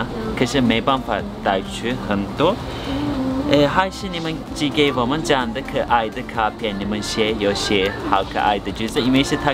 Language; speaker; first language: Chinese; non-native, learner; Turkish